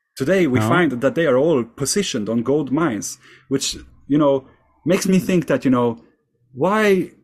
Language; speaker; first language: English; non-native, fluent; Swedish